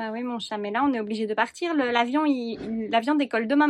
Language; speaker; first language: French; native; French